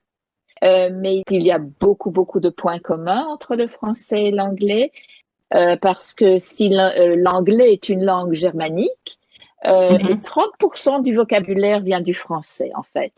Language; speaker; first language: French; native; French